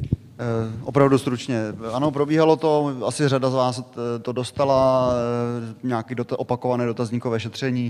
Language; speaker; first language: Czech; native; Czech